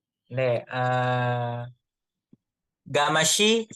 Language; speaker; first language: Korean; non-native, learner; Indonesian